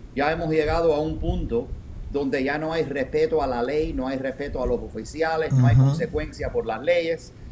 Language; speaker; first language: Spanish; early bilingual, heritage; Spanish